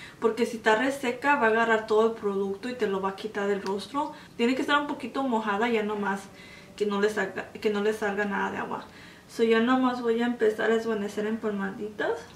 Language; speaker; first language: Spanish; early bilingual, heritage; Spanish